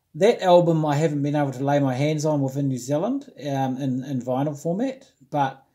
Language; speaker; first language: English; native; English